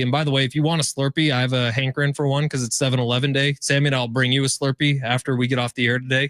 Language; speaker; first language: English; native; English